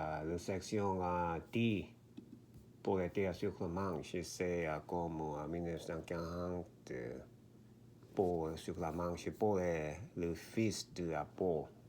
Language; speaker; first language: French; non-native, learner; Korean